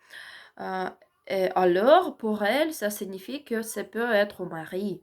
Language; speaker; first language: French; non-native, learner; Ukrainian